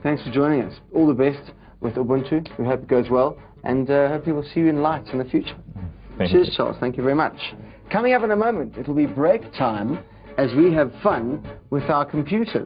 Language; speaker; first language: English; native; English